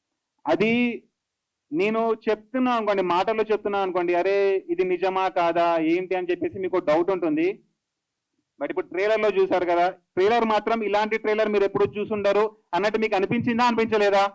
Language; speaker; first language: Telugu; native; Telugu